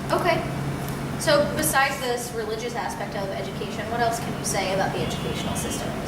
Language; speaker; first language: English; native; English